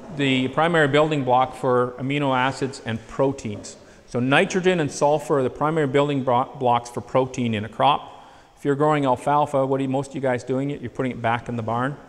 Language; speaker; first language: English; native; English